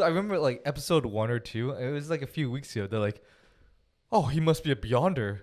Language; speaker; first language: English; native; English